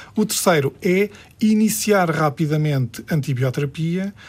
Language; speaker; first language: Portuguese; early bilingual, heritage; Portuguese